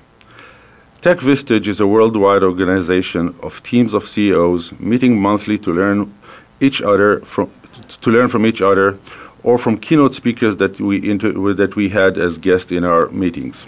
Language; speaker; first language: English; non-native, fluent; Hebrew